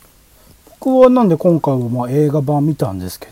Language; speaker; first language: Japanese; native; Japanese